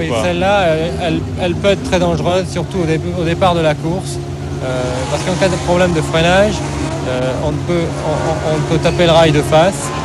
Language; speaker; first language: French; native; French